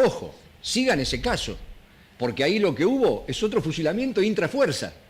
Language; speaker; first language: Spanish; native; Spanish